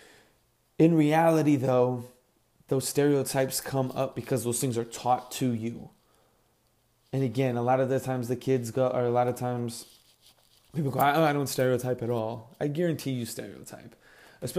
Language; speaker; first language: English; native; English